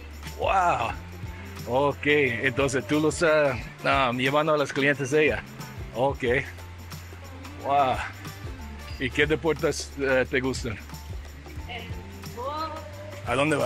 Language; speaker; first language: Spanish; non-native, fluent; English